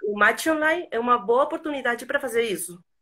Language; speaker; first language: Portuguese; non-native, fluent; Spanish